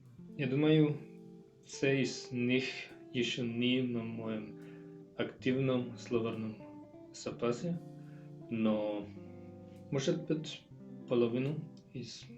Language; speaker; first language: Russian; non-native, learner; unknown